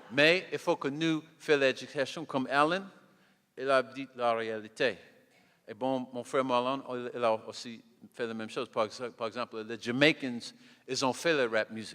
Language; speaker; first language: French; non-native, learner; English